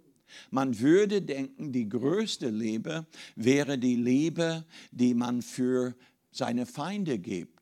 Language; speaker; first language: German; non-native, fluent; English